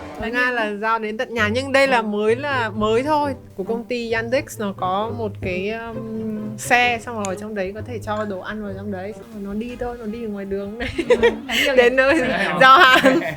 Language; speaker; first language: Vietnamese; non-native, fluent; Russian